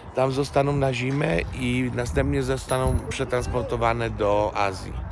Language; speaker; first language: Polish; native; Polish